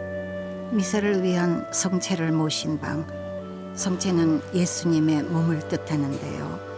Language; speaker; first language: Korean; native; Korean